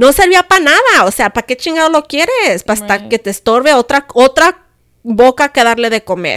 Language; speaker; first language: Spanish; early bilingual, heritage; Spanish